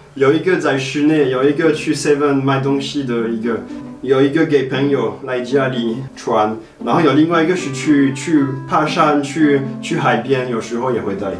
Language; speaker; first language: Chinese; non-native, fluent; French